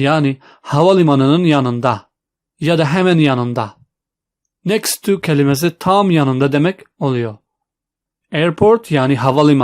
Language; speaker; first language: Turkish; non-native, fluent; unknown